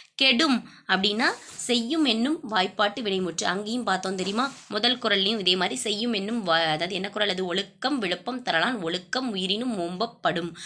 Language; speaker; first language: Tamil; native; Tamil